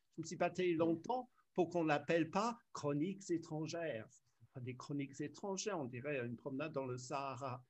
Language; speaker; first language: French; early bilingual, other home language; English